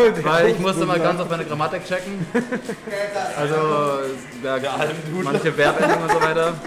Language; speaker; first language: German; native; German